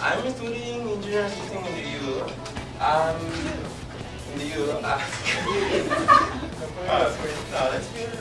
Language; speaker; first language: English; non-native, learner; Spanish